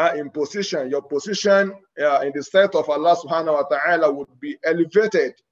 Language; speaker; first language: English; non-native, local second language; Yoruba